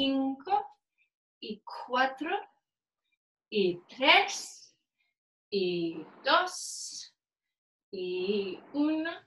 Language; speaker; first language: Spanish; non-native, learner; English